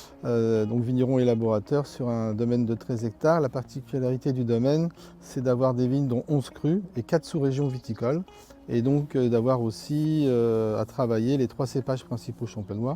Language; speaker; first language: French; native; French